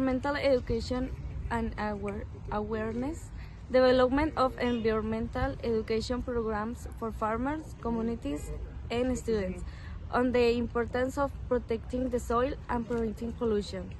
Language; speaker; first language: English; non-native, learner; Spanish